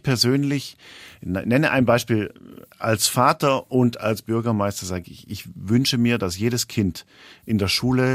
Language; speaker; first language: German; native; German